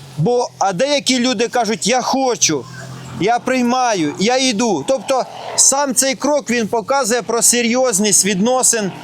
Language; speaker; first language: Ukrainian; non-native, local second language; Russian